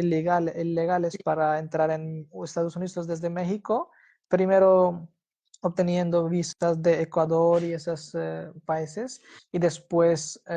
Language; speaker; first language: Spanish; non-native, fluent; Hindi